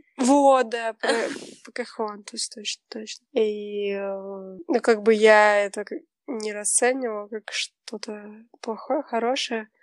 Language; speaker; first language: Russian; native; Russian